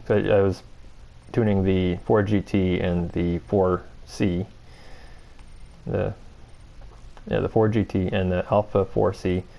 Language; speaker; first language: English; native; English